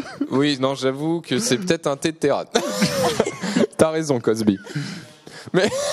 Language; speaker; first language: French; native; French